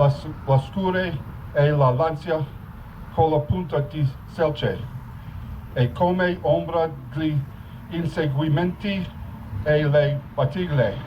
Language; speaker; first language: Italian; non-native, learner; English